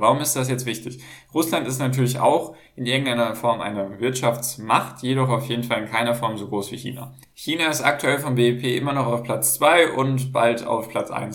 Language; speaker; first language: German; native; German